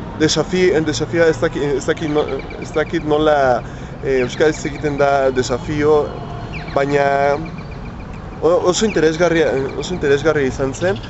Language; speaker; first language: Basque; non-native, learner; Spanish